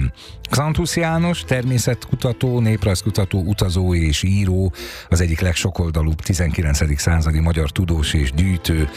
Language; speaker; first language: Hungarian; native; Hungarian